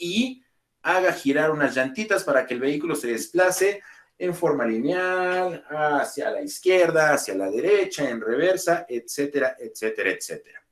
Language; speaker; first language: Spanish; native; Spanish